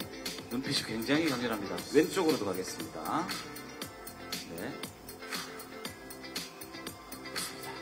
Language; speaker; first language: Korean; native; Korean